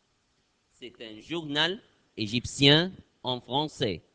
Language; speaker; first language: French; non-native, fluent; Arabic